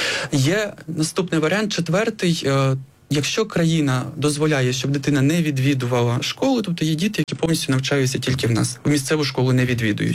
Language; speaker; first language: Ukrainian; native; Ukrainian